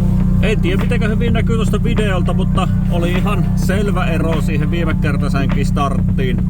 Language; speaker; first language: Finnish; native; Finnish